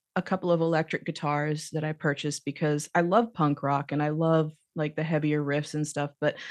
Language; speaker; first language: English; native; English